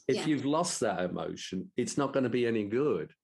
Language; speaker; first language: English; native; English